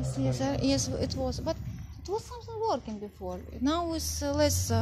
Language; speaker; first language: English; non-native, learner; Russian